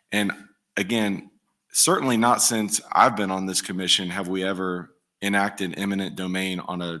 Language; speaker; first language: English; native; English